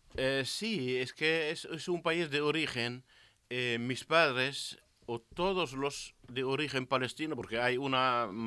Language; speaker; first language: Spanish; non-native, learner; Arabic